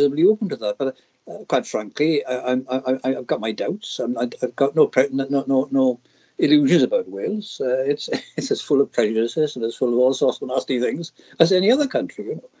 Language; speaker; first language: English; non-native, local second language; Welsh